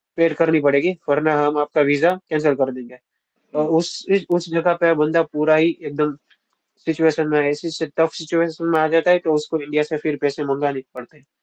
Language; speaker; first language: Hindi; non-native, local second language; Gujarati